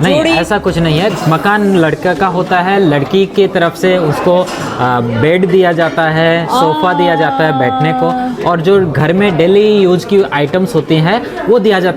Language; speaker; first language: Hindi; native; Hindi